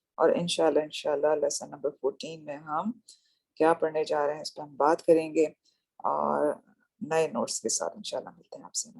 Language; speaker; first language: Urdu; native; Urdu